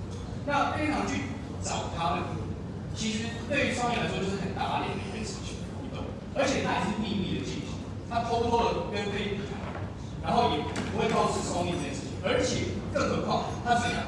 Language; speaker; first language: Chinese; native; Chinese